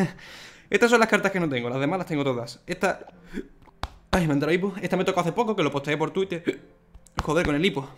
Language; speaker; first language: Spanish; native; Spanish